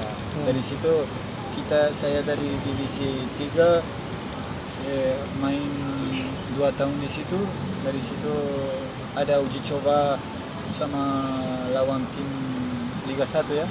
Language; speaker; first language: Indonesian; non-native, fluent; Spanish